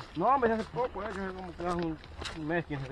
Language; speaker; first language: Spanish; native; Spanish